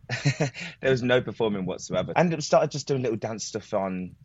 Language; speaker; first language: English; native; English